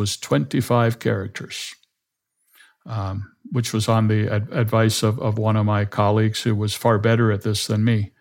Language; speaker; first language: English; non-native, fluent; Danish